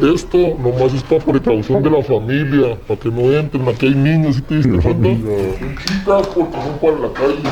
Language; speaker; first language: Spanish; native; Spanish